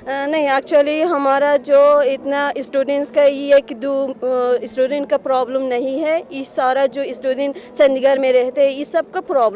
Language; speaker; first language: Hindi; non-native, learner; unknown